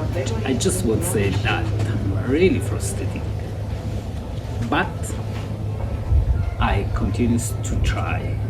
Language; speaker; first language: English; non-native, learner; Italian